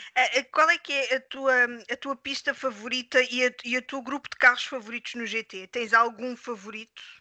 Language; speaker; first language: Portuguese; native; Portuguese